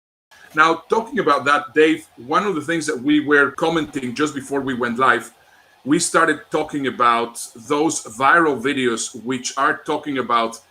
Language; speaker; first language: English; non-native, fluent; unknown